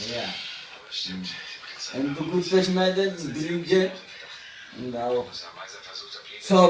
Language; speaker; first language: German; non-native, learner; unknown